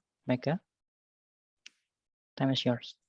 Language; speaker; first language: English; non-native, learner; Indonesian